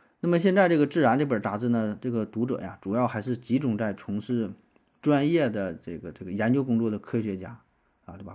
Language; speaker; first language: Chinese; native; Chinese